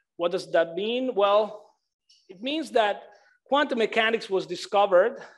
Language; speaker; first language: English; non-native, fluent; Italian